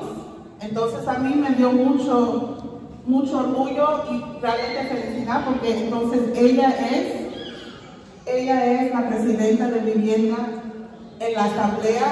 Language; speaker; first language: Spanish; early bilingual, heritage; Spanish